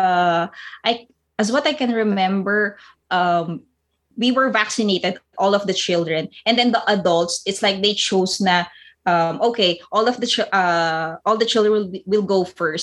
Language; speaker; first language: English; non-native, local second language; Filipino